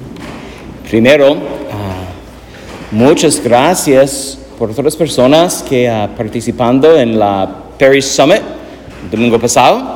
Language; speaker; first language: Spanish; non-native, learner; English